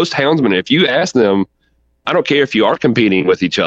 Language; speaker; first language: English; native; English